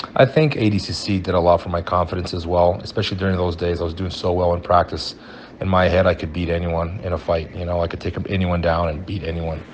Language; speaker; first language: English; early bilingual, other home language; Portuguese